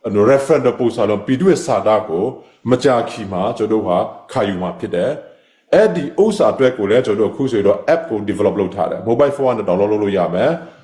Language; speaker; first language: Burmese; non-native, local second language; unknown